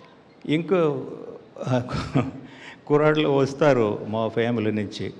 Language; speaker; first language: Telugu; non-native, learner; Tamil